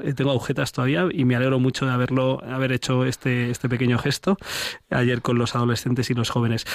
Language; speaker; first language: Spanish; native; Spanish